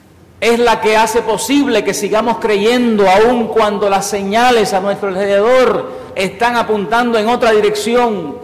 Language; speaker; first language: Spanish; native; Spanish